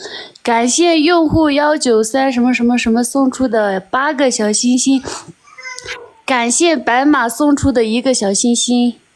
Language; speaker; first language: Chinese; non-native, local second language; Tibetan